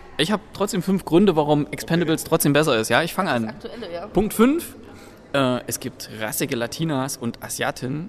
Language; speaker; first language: German; native; German